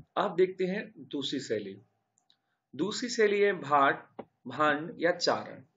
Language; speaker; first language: Hindi; native; Hindi